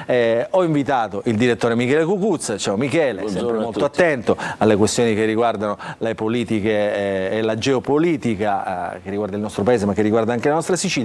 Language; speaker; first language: Italian; native; Italian